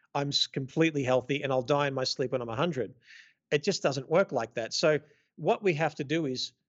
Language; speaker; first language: English; native; English